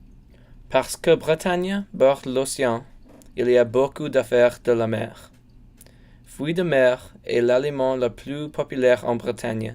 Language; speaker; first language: French; non-native, learner; English